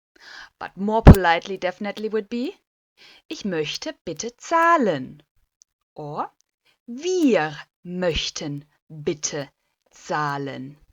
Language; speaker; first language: German; non-native, fluent; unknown